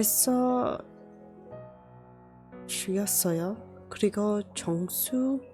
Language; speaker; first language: Korean; non-native, learner; English